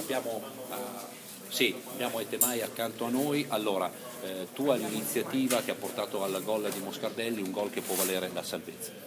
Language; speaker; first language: Italian; native; Italian